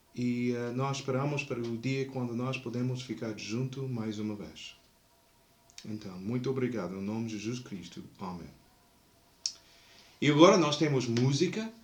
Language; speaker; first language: Portuguese; non-native, fluent; English